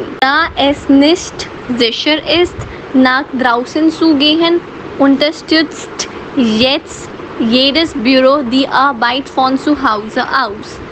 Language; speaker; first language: German; non-native, fluent; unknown